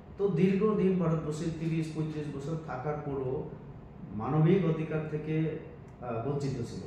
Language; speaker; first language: Bangla; non-native, local second language; Kok Borok